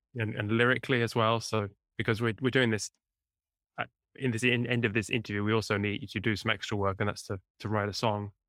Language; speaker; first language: English; native; English